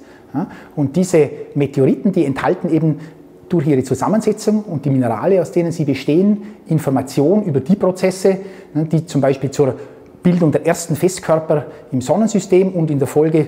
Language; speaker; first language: German; native; German